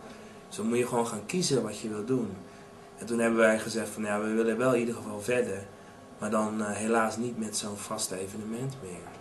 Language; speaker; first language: Dutch; native; Dutch